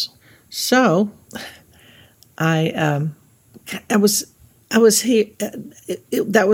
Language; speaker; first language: English; native; English